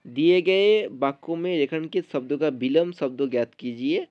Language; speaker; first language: Hindi; non-native, local second language; Bangla